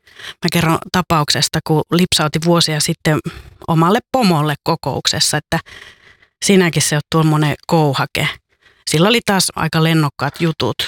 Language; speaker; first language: Finnish; native; Finnish